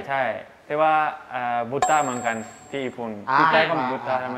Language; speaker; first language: Thai; non-native, learner; Japanese